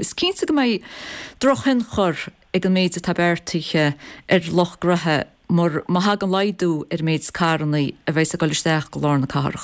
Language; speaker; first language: Irish; native; Irish